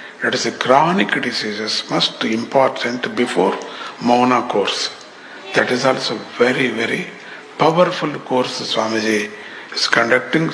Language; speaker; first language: English; non-native, local second language; Telugu